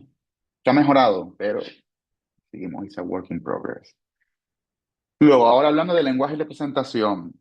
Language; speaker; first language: Spanish; native; Spanish